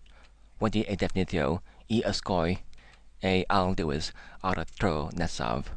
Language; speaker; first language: Welsh; non-native, learner; English